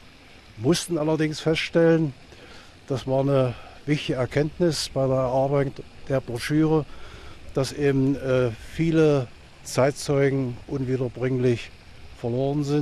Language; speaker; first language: German; native; German